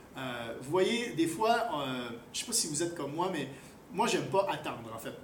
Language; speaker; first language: French; native; French